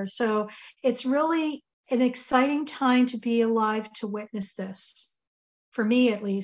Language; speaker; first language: English; native; English